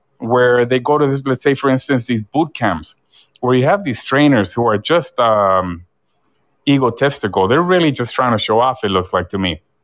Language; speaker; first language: English; early bilingual, other home language; Spanish